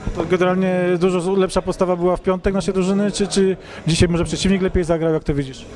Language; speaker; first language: Polish; native; Polish